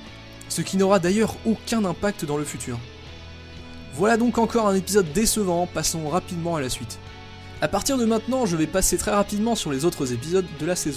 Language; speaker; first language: French; native; French